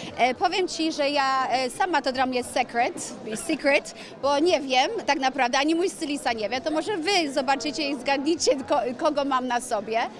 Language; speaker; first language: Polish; early bilingual, heritage; Polish